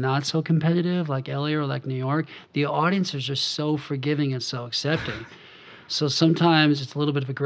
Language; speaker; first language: English; native; English